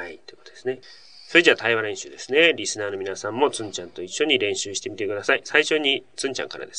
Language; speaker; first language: Japanese; native; Japanese